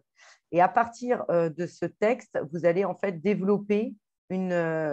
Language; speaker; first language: French; native; French